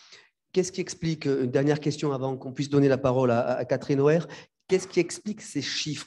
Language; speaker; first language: French; native; French